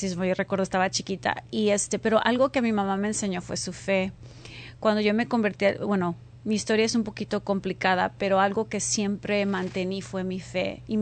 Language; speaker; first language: Spanish; early bilingual, heritage; Spanish